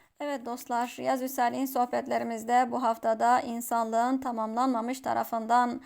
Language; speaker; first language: Turkish; native; Turkish